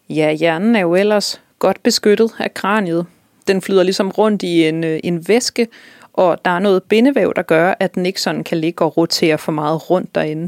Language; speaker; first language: Danish; native; Danish